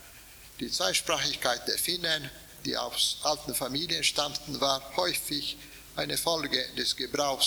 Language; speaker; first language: German; non-native, fluent; Swedish